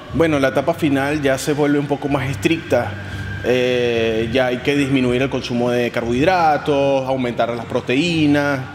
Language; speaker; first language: Spanish; native; Spanish